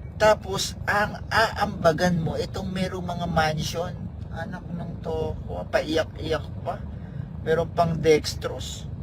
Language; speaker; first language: Filipino; native; Filipino